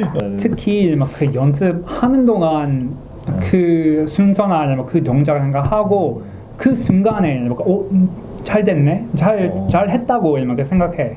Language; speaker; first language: Korean; non-native, learner; English